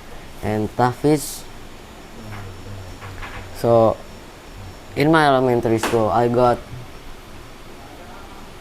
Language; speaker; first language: English; non-native, learner; Indonesian